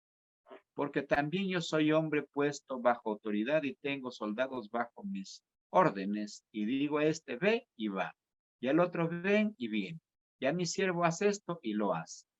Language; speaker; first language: Spanish; native; Spanish